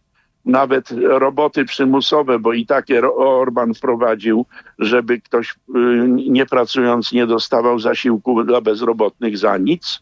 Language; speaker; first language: Polish; native; Polish